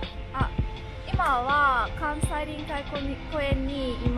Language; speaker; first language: Japanese; non-native, fluent; Vietnamese